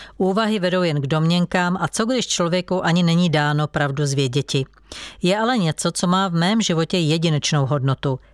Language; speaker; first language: Czech; native; Czech